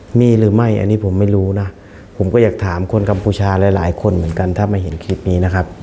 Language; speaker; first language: Thai; non-native, fluent; Khmer